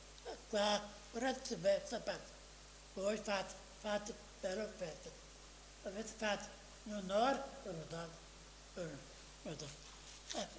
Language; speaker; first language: Italian; non-native, fluent; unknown